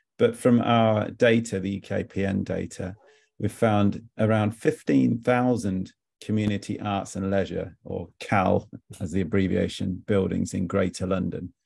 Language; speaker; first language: English; native; English